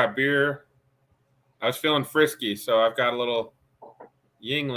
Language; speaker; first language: English; native; English